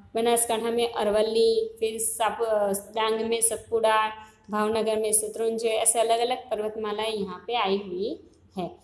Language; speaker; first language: Hindi; non-native, local second language; Gujarati